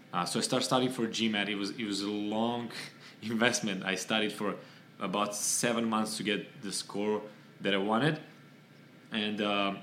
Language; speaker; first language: English; non-native, fluent; Serbian